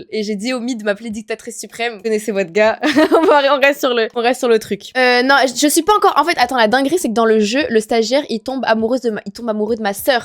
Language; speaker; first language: French; native; French